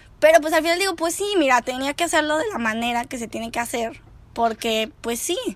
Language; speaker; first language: Spanish; native; Spanish